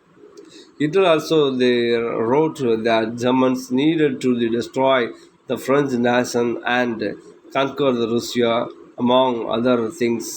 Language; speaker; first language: English; non-native, local second language; Tamil